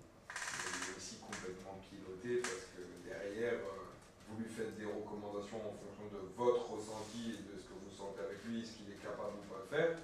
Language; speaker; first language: French; native; French